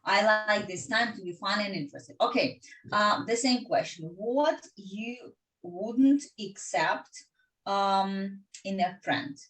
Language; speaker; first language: English; non-native, fluent; Ukrainian